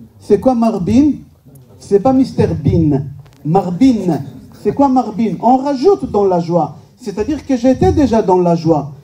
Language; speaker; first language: French; non-native, fluent; Hebrew